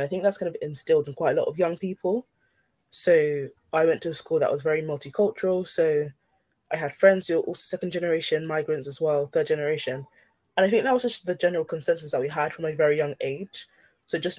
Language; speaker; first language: English; native; English